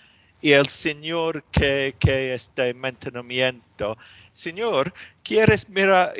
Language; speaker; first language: Spanish; non-native, learner; English